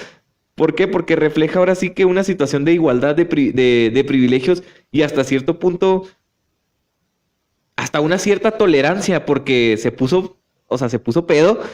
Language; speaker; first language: Spanish; native; Spanish